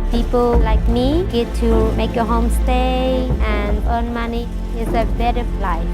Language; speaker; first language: English; non-native, local second language; Hmong